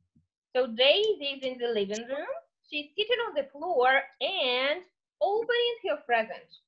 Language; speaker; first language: English; non-native, fluent; Russian